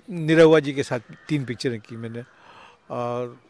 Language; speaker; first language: Hindi; native; Hindi